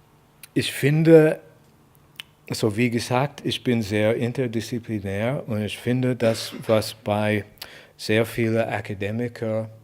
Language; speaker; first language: German; non-native, fluent; English